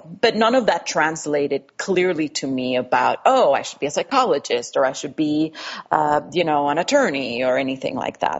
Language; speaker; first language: English; non-native, fluent; Spanish